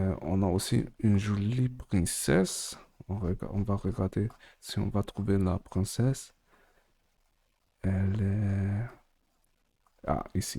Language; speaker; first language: French; non-native, learner; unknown